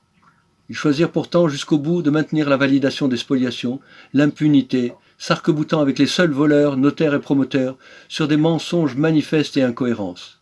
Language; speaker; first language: French; native; French